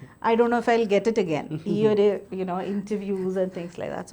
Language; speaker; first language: English; early bilingual, other home language; Malayalam